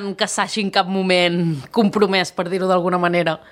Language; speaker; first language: Catalan; native; Catalan